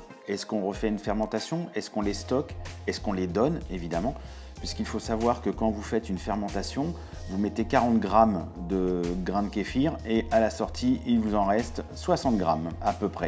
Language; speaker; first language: French; native; French